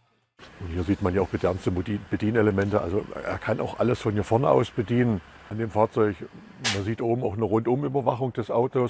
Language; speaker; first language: German; native; German